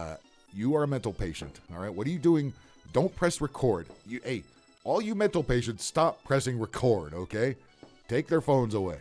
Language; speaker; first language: English; native; English